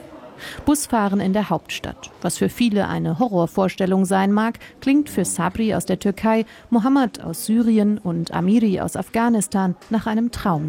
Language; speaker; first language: German; native; German